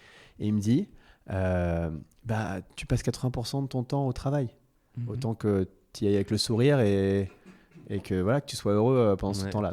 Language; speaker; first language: French; native; French